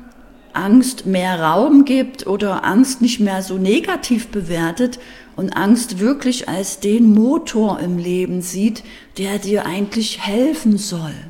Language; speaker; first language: German; native; German